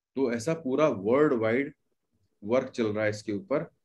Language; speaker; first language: Hindi; native; Hindi